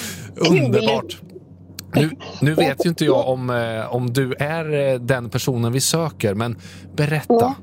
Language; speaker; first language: Swedish; native; Swedish